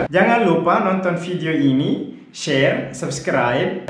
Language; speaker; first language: Indonesian; non-native, fluent; Arabic